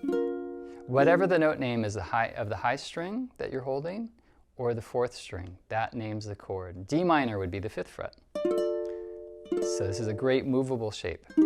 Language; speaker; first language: English; native; English